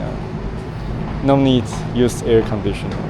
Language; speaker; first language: English; non-native, learner; Chinese